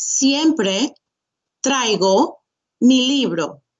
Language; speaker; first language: Spanish; non-native, fluent; English